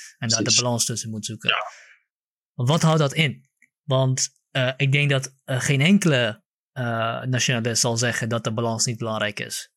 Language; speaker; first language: Dutch; early bilingual, other home language; Kurdish